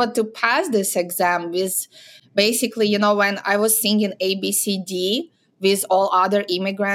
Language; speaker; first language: English; non-native, fluent; Ukrainian